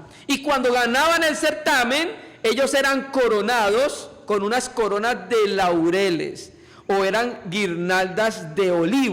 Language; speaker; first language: Spanish; native; Spanish